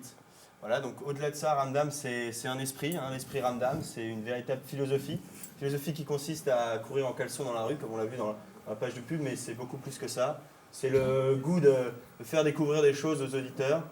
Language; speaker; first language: French; native; French